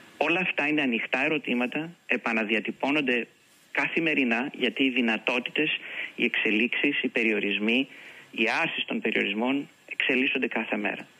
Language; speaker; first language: Greek; native; Greek